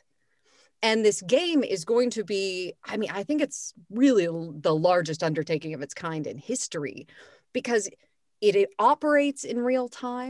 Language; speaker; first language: English; native; English